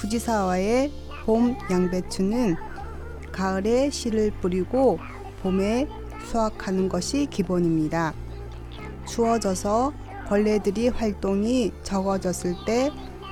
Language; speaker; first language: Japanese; non-native, fluent; Korean